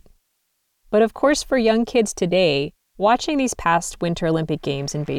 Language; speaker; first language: English; native; English